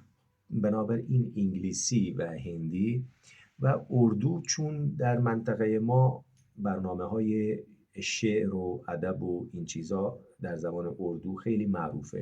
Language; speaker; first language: Persian; non-native, fluent; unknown